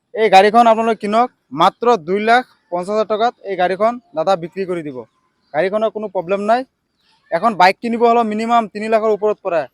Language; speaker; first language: Assamese; non-native, local second language; Bangla